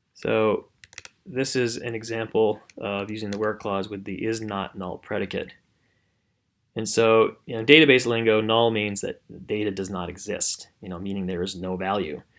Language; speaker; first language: English; native; English